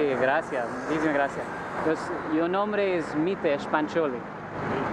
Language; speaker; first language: Spanish; non-native, learner; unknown